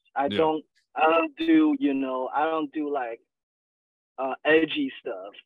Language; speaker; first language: English; non-native, fluent; Chinese